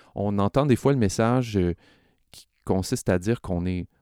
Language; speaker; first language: French; native; French